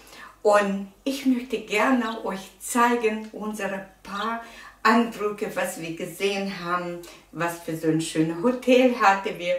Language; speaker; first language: German; non-native, fluent; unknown